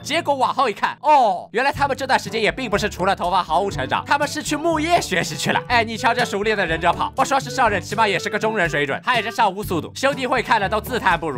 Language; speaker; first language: Chinese; native; Chinese